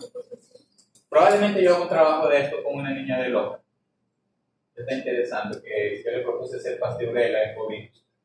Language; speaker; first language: Spanish; native; Spanish